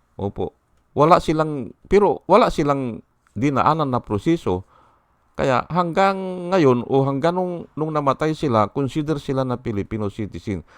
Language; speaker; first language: Filipino; native; Filipino